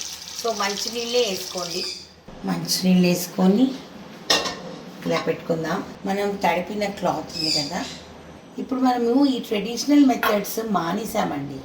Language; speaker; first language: Telugu; native; Telugu